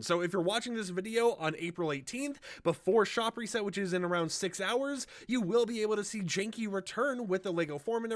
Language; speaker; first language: English; native; English